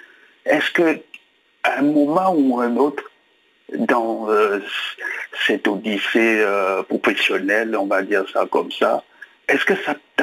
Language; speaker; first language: French; native; French